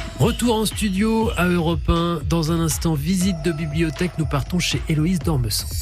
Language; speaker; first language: French; native; French